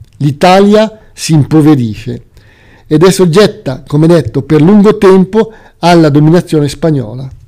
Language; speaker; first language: Italian; native; Italian